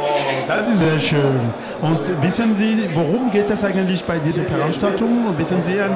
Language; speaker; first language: German; non-native, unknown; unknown